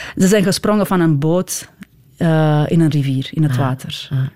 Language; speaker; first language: Dutch; non-native, fluent; Romanian